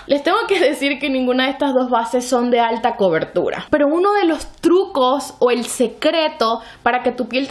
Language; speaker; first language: Spanish; native; Spanish